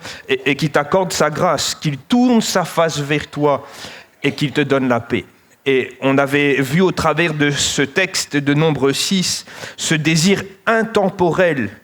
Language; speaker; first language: French; native; French